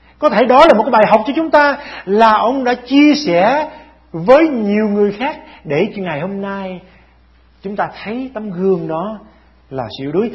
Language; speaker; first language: Vietnamese; early bilingual, heritage; Vietnamese